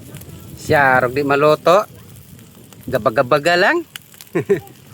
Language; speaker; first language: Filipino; non-native, local second language; Cebuano